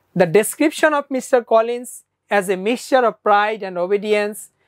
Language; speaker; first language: English; non-native, local second language; Bangla